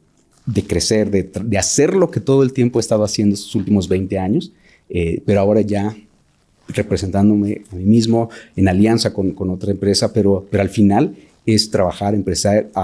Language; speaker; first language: Spanish; native; Spanish